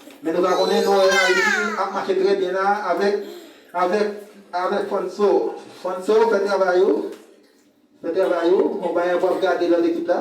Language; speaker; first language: French; non-native, learner; Haitian Creole